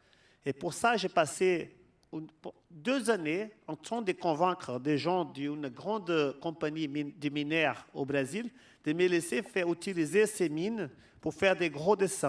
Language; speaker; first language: French; non-native, fluent; Portuguese